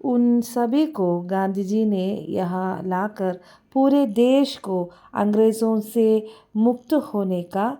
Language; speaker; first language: Hindi; non-native, local second language; Malayalam